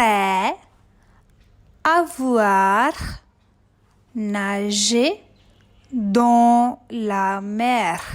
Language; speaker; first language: French; non-native, fluent; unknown